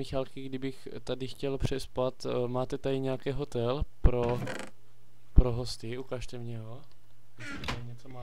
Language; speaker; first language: Czech; native; Czech